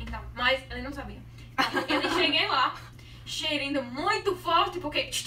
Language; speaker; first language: Portuguese; non-native, learner; English